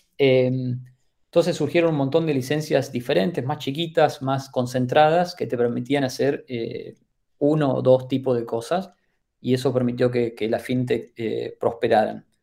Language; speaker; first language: Spanish; native; Spanish